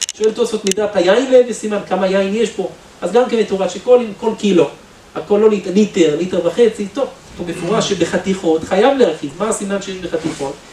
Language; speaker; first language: Hebrew; native; Hebrew